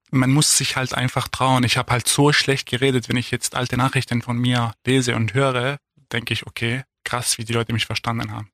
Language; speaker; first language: German; non-native, fluent; Arabic